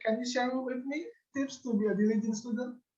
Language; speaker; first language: English; non-native, learner; Indonesian